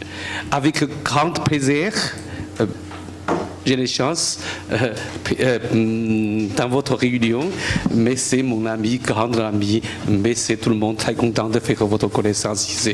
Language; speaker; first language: French; non-native, learner; Chinese